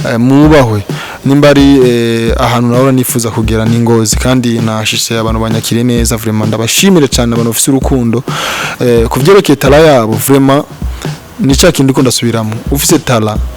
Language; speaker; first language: Rundi; non-native, local second language; Swahili